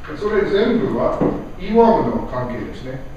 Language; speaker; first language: Japanese; non-native, learner; English